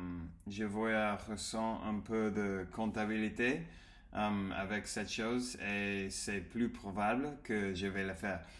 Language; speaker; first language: French; non-native, learner; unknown